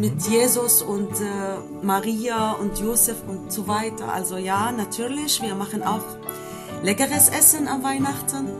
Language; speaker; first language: German; non-native, learner; Arabic